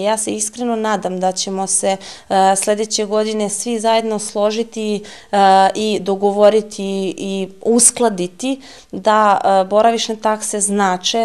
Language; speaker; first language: Serbian; native; Serbian